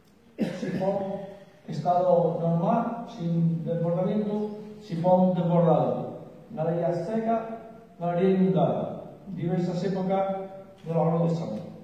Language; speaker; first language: Spanish; native; Spanish